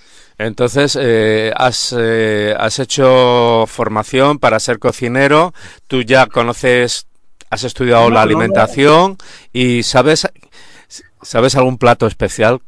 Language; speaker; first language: Spanish; native; Spanish